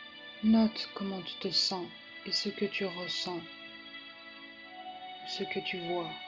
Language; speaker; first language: French; native; French